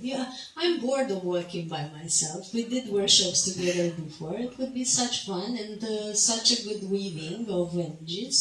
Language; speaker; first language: English; non-native, fluent; Romanian